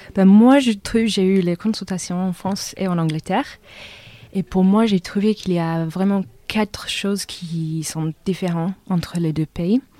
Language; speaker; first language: French; non-native, fluent; English